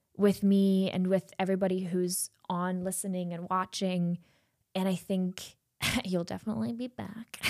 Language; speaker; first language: English; non-native, fluent; German